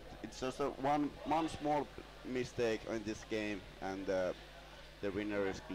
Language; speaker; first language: English; non-native, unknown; Finnish